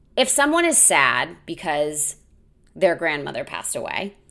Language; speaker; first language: English; native; English